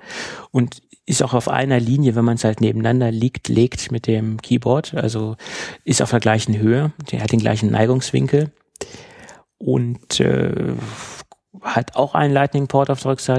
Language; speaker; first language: German; native; German